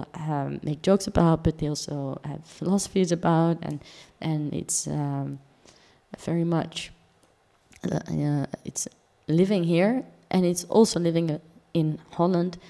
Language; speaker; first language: English; non-native, fluent; Dutch